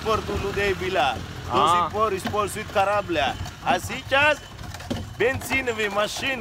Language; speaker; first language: Russian; non-native, learner; Sinhala